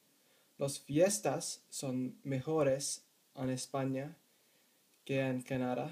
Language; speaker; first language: Spanish; non-native, learner; English